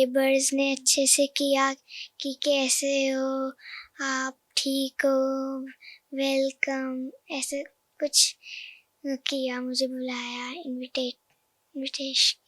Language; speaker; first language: Hindi; non-native, local second language; Punjabi